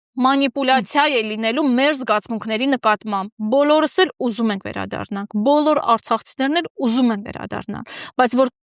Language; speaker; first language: Armenian; native; Armenian